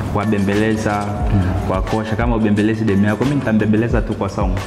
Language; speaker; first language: Swahili; non-native, local second language; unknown